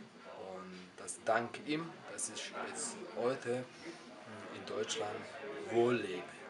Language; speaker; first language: German; non-native, fluent; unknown